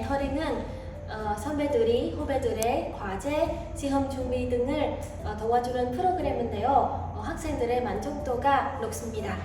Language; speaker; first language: Korean; non-native, fluent; Vietnamese